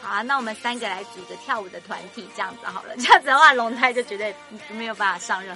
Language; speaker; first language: Chinese; native; Chinese